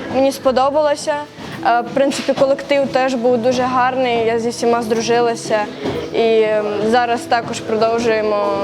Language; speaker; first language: Ukrainian; native; Ukrainian